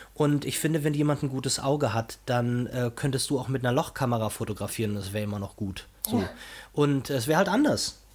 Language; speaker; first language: German; non-native, fluent; Portuguese